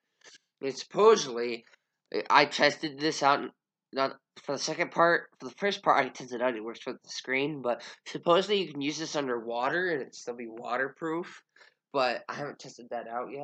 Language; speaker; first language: English; native; English